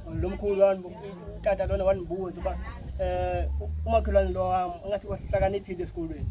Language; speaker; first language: Zulu; non-native, local second language; Xhosa